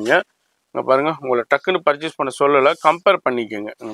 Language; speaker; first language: Tamil; native; Tamil